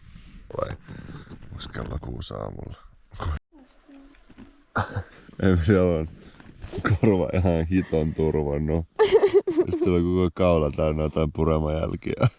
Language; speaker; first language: Finnish; native; Finnish